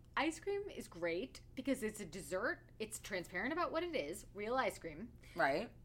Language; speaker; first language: English; native; English